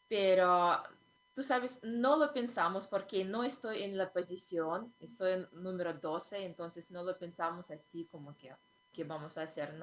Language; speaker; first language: Spanish; non-native, fluent; Russian